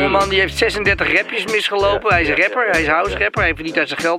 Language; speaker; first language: Dutch; native; Dutch